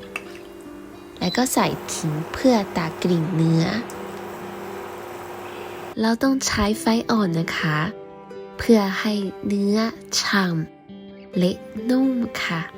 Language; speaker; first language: Thai; non-native, fluent; Chinese